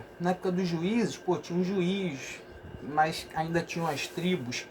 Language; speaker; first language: Portuguese; native; Portuguese